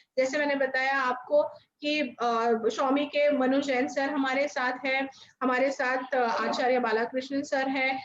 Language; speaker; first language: Hindi; non-native, local second language; Marathi